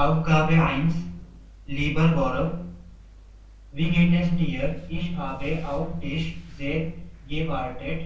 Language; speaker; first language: German; non-native, learner; Hindi